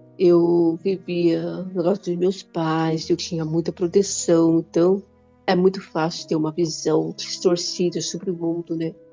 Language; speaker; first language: Portuguese; non-native, local second language; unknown